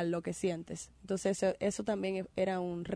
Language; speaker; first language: Spanish; native; Spanish